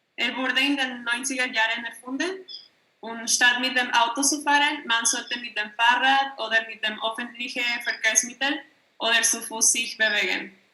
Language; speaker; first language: German; non-native, learner; Spanish